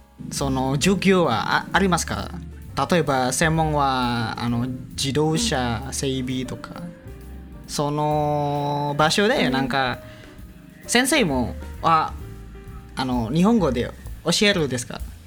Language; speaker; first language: Japanese; non-native, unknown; Indonesian